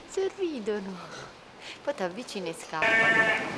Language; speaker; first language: Italian; native; Italian